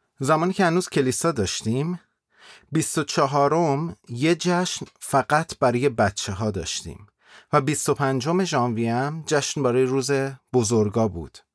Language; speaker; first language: Persian; native; Persian